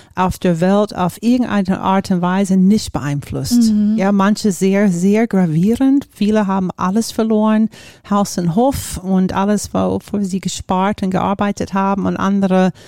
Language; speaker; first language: German; non-native, fluent; English